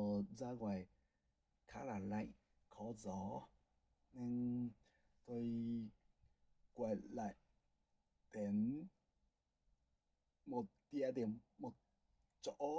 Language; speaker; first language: Vietnamese; non-native, learner; Japanese